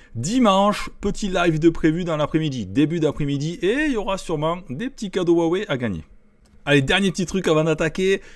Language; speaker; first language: French; native; French